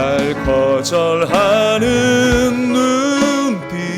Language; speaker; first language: Korean; native; Korean